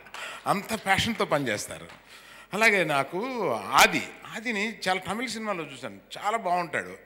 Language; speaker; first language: Telugu; native; Telugu